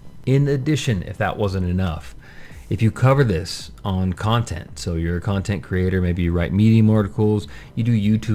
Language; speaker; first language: English; native; English